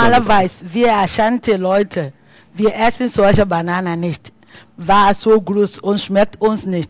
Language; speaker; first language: German; non-native, learner; Akan